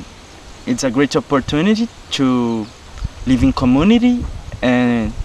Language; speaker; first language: English; non-native, learner; Portuguese